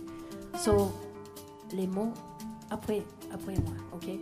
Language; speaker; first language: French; non-native, learner; English